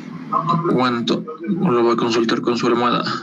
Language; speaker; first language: Spanish; native; Spanish